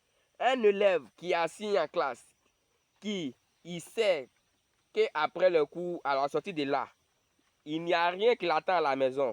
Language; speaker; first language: French; non-native, local second language; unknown